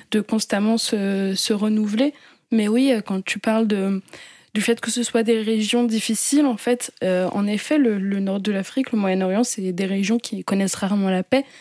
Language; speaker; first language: French; native; French